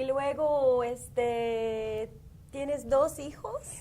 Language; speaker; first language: Spanish; early bilingual, heritage; Spanish